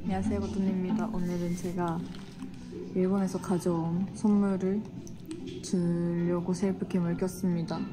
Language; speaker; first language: Korean; non-native, fluent; Japanese